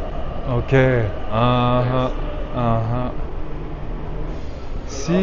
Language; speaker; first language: Spanish; non-native, learner; French